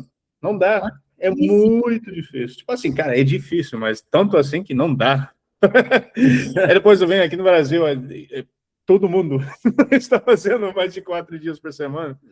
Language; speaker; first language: Portuguese; early bilingual, heritage; English